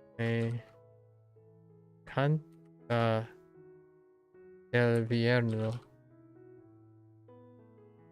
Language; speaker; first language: Spanish; non-native, learner; English